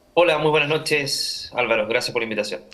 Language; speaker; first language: Spanish; native; Spanish